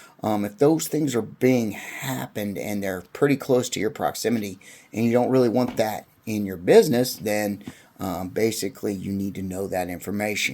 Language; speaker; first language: English; native; English